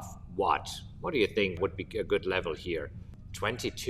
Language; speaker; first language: English; non-native, fluent; German